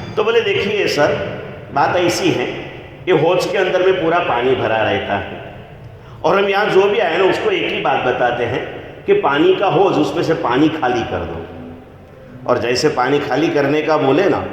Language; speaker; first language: Hindi; non-native, local second language; Gujarati